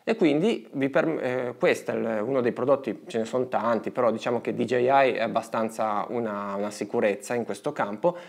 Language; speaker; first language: Italian; native; Italian